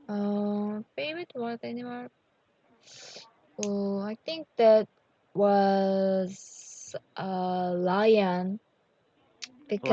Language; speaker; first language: English; non-native, learner; Korean